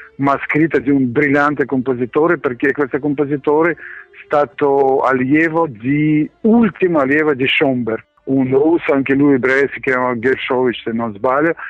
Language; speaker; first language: Italian; non-native, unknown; Russian